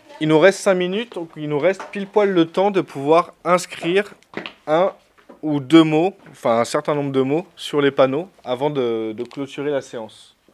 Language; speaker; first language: French; native; French